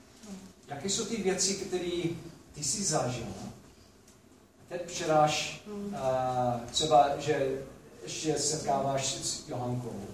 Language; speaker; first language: Czech; non-native, fluent; English